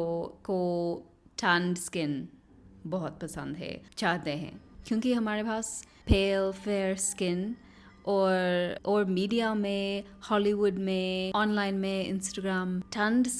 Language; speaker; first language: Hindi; non-native, learner; English